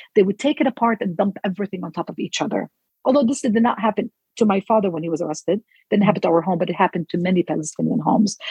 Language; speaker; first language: English; non-native, fluent; Arabic